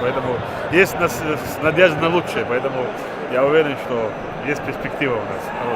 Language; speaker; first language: Russian; non-native, local second language; Chechen